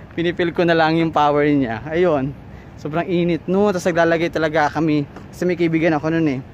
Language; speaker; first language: Filipino; native; Filipino